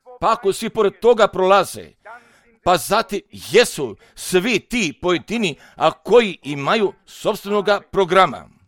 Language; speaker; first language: Croatian; non-native, fluent; German